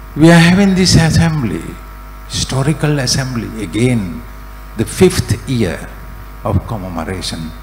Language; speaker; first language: English; non-native, local second language; Sinhala